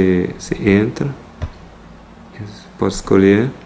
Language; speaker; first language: Portuguese; non-native, fluent; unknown